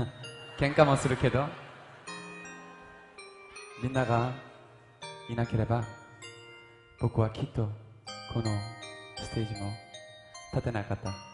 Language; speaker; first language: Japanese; non-native, learner; Korean